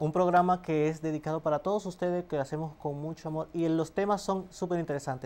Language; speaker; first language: Spanish; native; Spanish